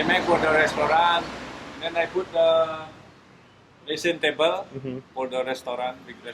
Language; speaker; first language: English; non-native, learner; Indonesian